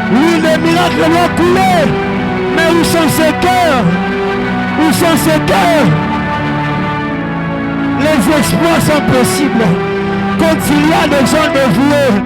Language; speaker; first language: French; non-native, local second language; Lingala